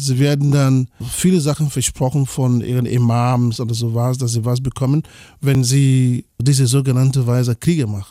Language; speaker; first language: German; non-native, fluent; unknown